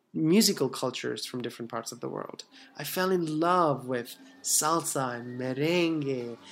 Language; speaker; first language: English; non-native, fluent; Bangla